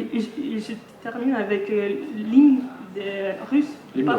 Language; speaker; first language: French; non-native, fluent; Russian